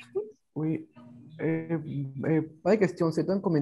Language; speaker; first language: French; non-native, learner; Spanish